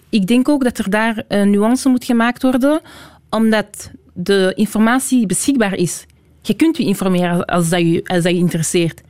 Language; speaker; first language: Dutch; native; Dutch